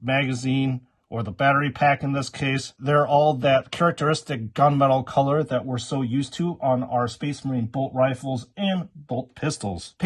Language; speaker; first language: English; native; English